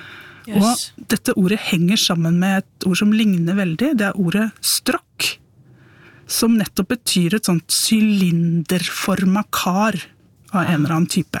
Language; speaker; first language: Norwegian; native; Norwegian